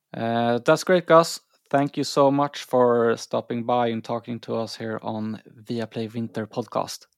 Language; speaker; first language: English; non-native, fluent; Swedish